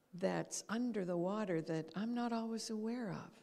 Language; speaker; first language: English; native; English